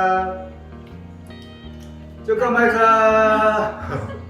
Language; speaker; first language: Thai; non-native, learner; Korean